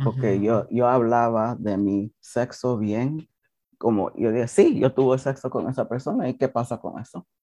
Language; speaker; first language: Spanish; early bilingual, heritage; English